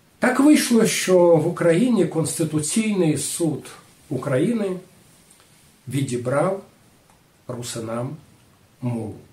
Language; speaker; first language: Ukrainian; non-native, local second language; Rusyn